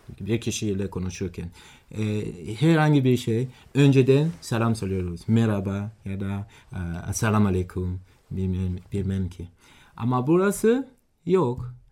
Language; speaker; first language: Turkish; non-native, learner; Swahili